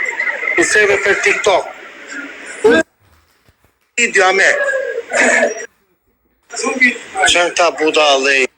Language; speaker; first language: Italian; non-native, learner; Albanian